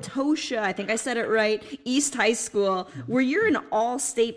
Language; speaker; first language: English; native; English